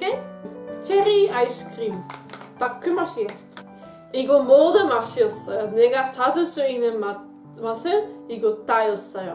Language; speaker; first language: Korean; non-native, fluent; Dutch